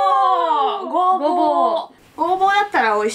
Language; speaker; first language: Japanese; non-native, fluent; Russian